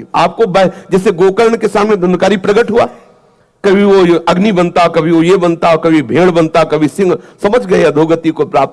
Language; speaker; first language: Hindi; native; Hindi